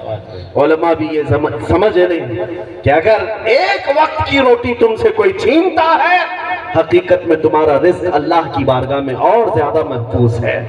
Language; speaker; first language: Urdu; native; Urdu